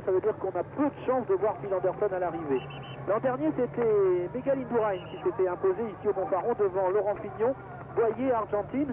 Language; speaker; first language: French; native; French